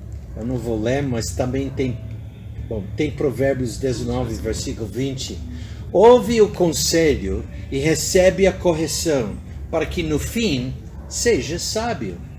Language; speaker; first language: Portuguese; non-native, fluent; English